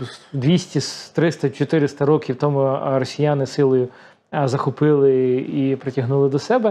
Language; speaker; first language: Ukrainian; native; Ukrainian